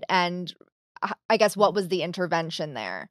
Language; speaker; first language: English; native; English